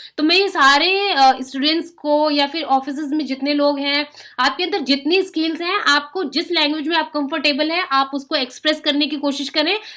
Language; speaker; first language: Hindi; native; Hindi